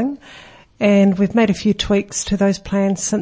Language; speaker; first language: English; native; English